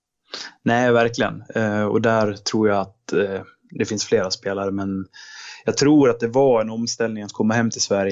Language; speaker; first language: Swedish; native; Swedish